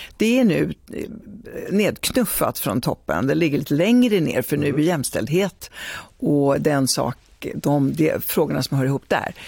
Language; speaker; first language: Swedish; early bilingual, other home language; Italian